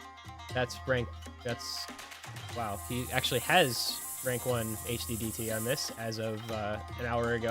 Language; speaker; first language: English; native; English